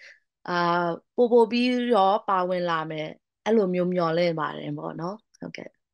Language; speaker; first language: Burmese; non-native, local second language; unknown